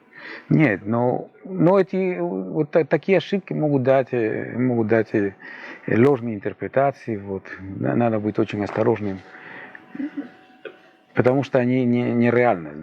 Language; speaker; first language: Russian; non-native, fluent; Spanish